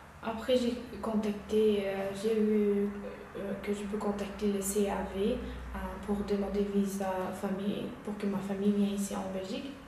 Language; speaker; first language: French; non-native, learner; Uyghur